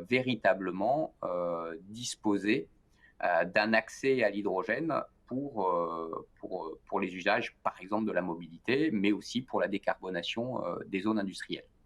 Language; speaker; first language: French; native; French